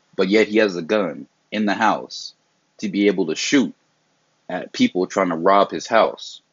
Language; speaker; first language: English; native; English